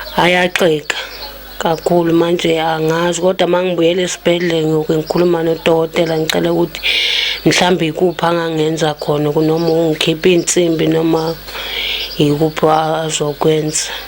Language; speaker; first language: Zulu; native; Zulu